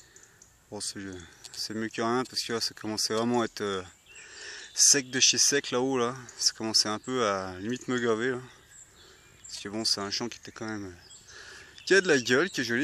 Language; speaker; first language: French; native; French